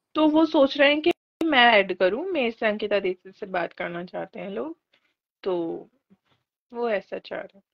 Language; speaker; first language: Hindi; native; Hindi